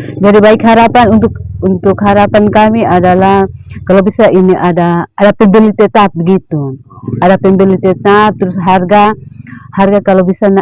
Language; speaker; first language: Indonesian; non-native, local second language; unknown